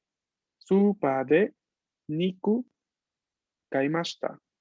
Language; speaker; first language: Japanese; non-native, fluent; Spanish